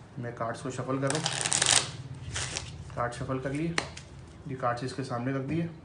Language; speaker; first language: Hindi; native; Hindi